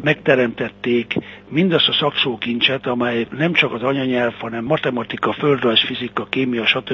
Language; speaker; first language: Hungarian; native; Hungarian